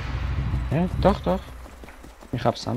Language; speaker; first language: German; native; German